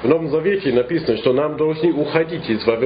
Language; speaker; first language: Russian; non-native, fluent; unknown